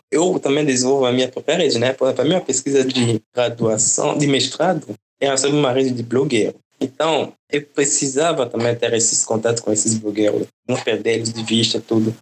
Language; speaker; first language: Portuguese; non-native, fluent; French